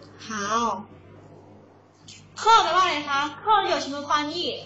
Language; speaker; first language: Chinese; non-native, fluent; Thai